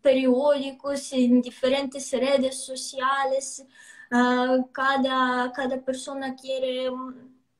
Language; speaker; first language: Spanish; non-native, fluent; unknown